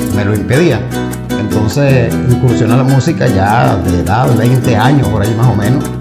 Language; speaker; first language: Spanish; native; Spanish